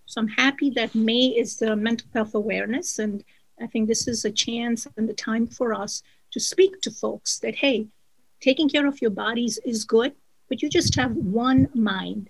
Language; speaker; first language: English; non-native, local second language; Kashmiri